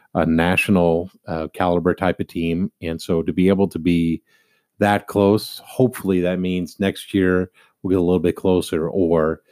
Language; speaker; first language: English; native; English